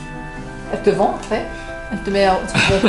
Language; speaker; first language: French; native; French